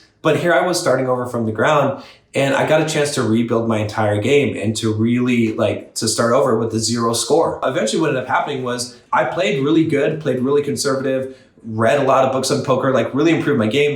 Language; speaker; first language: English; native; English